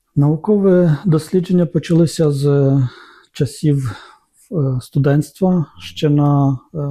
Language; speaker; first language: Ukrainian; non-native, local second language; Romanian